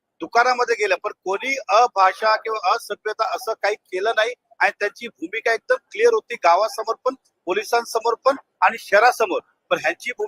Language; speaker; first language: Marathi; non-native, local second language; Hindi